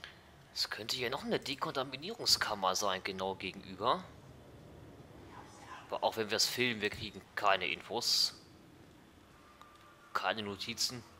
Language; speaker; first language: German; native; German